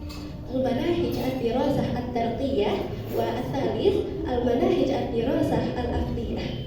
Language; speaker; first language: Arabic; non-native, learner; Indonesian